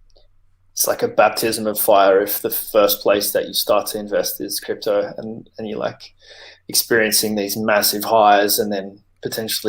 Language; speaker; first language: English; native; English